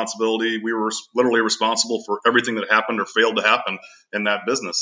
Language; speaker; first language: English; native; English